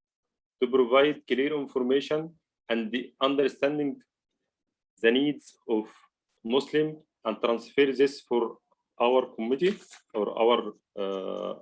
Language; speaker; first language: English; non-native, learner; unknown